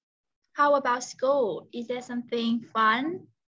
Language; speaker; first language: English; non-native, learner; Vietnamese